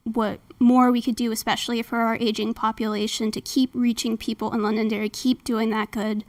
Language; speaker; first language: English; native; English